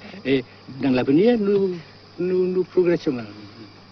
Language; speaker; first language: French; non-native, fluent; Vietnamese